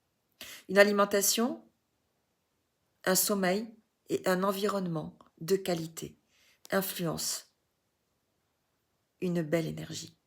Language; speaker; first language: French; native; French